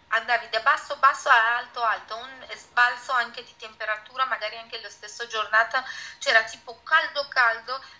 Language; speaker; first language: Italian; non-native, fluent; Persian